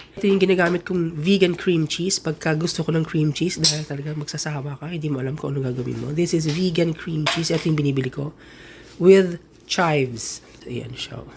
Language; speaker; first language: Filipino; native; Filipino